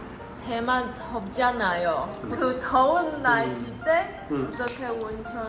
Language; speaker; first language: Korean; non-native, learner; Chinese